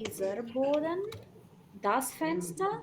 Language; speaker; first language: German; non-native, learner; Urdu